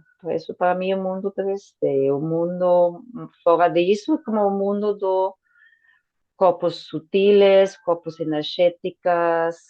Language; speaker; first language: Portuguese; non-native, fluent; Spanish